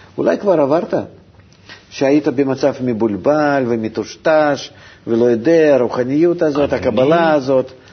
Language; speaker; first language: Hebrew; non-native, fluent; Russian